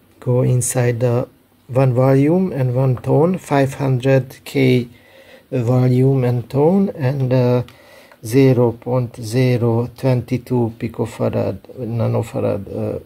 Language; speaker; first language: English; non-native, learner; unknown